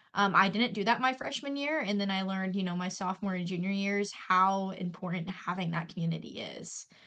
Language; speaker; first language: English; native; English